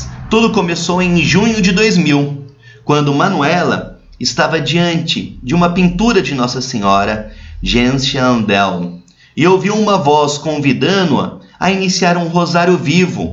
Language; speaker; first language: Portuguese; native; Portuguese